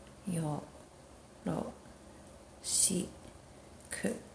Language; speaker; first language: Japanese; non-native, fluent; English